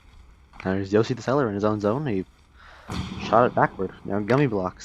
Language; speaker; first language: English; native; English